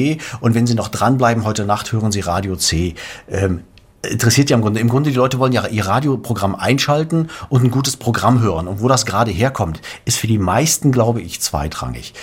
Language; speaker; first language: German; native; German